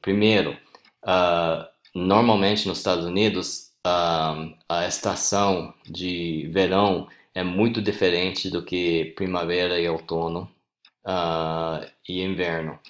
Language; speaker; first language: Portuguese; non-native, fluent; English